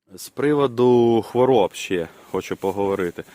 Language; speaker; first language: Ukrainian; non-native, local second language; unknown